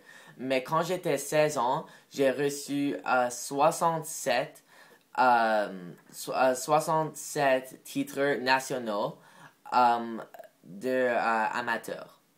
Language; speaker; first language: French; non-native, learner; English